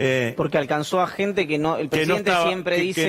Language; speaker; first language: Spanish; native; Spanish